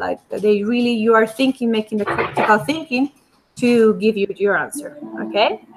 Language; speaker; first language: English; non-native, fluent; Spanish